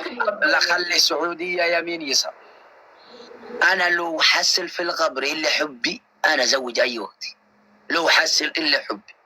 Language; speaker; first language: Arabic; non-native, learner; Oromo